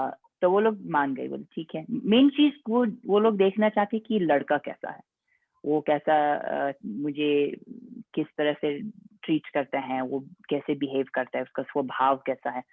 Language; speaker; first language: Hindi; non-native, fluent; English